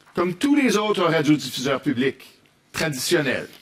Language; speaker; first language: French; native; French